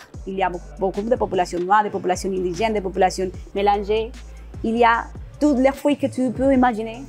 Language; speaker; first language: French; non-native, learner; Spanish